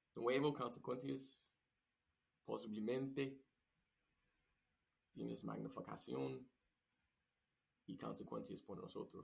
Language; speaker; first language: Spanish; non-native, learner; English